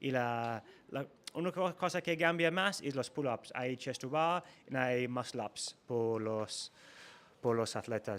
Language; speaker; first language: Spanish; non-native, learner; English